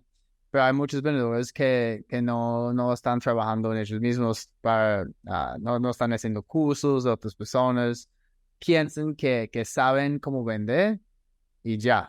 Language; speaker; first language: Spanish; non-native, fluent; English